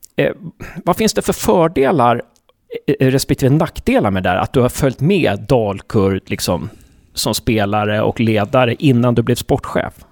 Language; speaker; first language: Swedish; native; Swedish